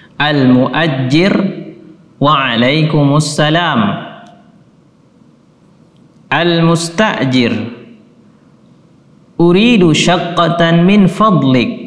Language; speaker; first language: Arabic; non-native, fluent; Indonesian